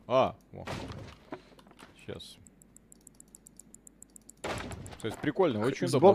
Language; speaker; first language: Russian; native; Russian